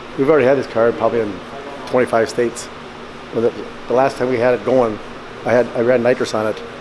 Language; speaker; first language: English; native; English